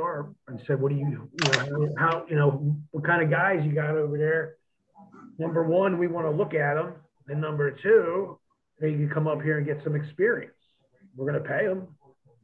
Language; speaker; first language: English; native; English